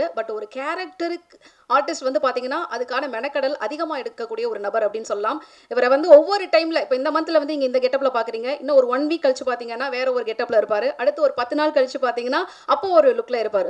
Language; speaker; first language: Tamil; native; Tamil